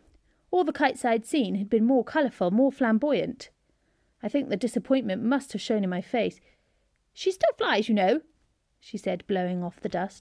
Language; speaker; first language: English; native; English